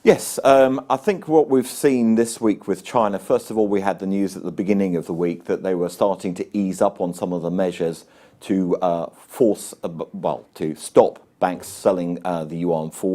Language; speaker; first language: English; native; English